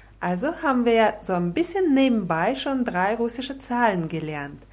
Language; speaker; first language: German; non-native, fluent; Russian